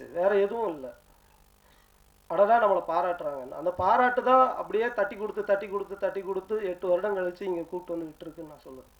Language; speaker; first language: Tamil; native; Tamil